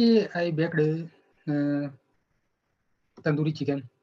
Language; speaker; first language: English; non-native, learner; Hindi